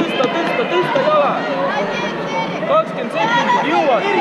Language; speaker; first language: Estonian; non-native, local second language; Russian